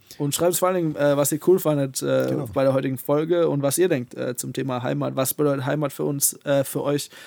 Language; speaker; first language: German; native; German